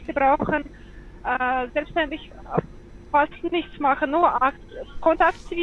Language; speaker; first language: German; non-native, learner; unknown